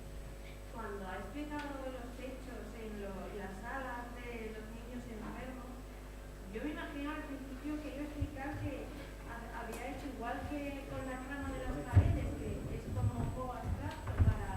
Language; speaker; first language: Spanish; native; Spanish